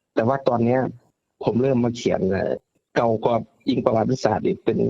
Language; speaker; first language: Thai; native; Thai